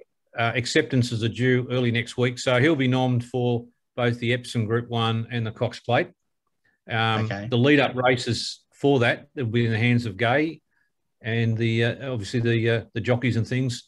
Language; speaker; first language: English; native; English